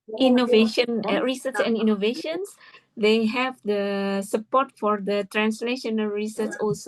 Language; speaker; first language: English; non-native, fluent; Indonesian